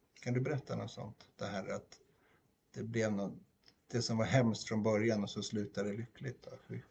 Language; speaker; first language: Swedish; native; Swedish